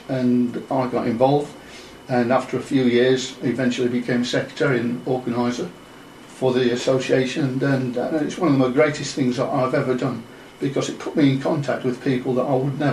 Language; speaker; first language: English; native; English